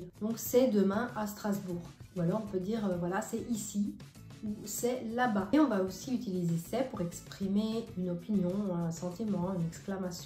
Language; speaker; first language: French; non-native, fluent; Italian